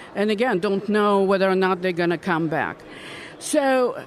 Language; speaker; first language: English; non-native, fluent; Russian